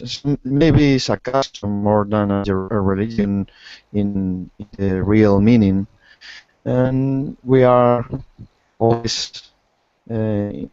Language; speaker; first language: English; non-native, learner; Spanish